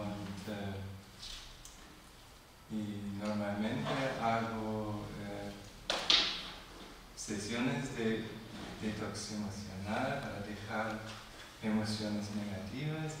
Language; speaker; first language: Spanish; non-native, learner; German